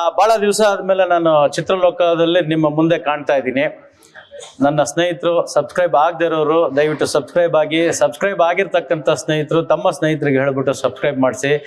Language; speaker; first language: Kannada; native; Kannada